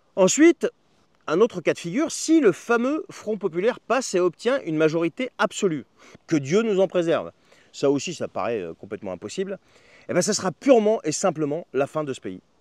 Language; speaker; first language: French; native; French